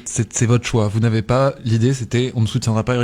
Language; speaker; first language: French; native; French